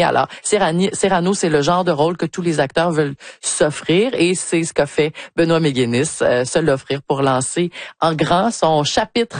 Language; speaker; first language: French; native; French